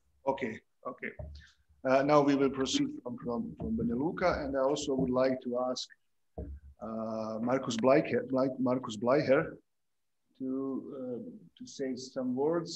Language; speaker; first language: English; non-native, fluent; Croatian